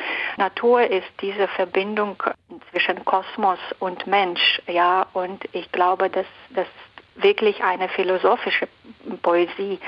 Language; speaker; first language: German; non-native, fluent; Belarusian